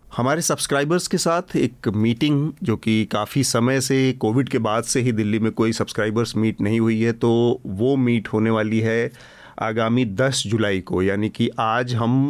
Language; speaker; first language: Hindi; native; Hindi